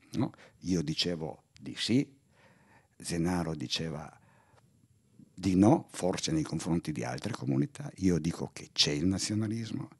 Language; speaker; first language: Italian; native; Italian